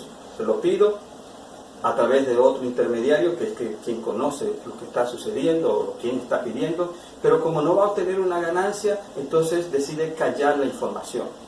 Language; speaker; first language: Spanish; native; Spanish